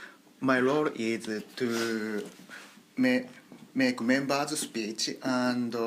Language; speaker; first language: English; non-native, learner; Japanese